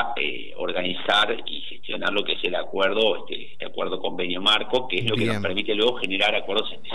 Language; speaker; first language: Spanish; native; Spanish